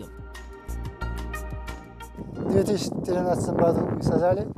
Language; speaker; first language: Russian; non-native, learner; Uzbek